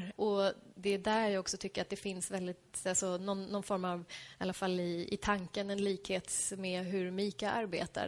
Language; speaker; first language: Swedish; native; Swedish